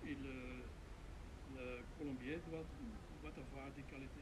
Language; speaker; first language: French; non-native, fluent; Dutch